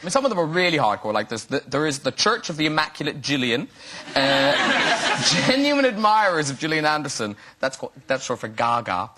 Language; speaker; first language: English; native; English